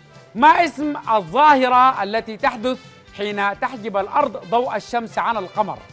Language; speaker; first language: Arabic; native; Arabic